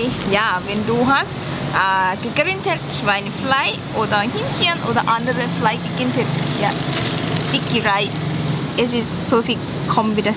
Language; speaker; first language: German; non-native, fluent; Thai